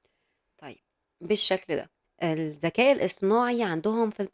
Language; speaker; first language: Arabic; native; Arabic